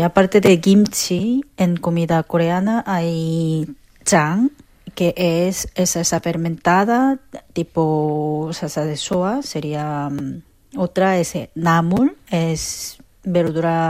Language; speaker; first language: Spanish; non-native, fluent; Korean